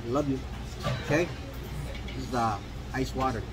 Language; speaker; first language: English; non-native, fluent; Vietnamese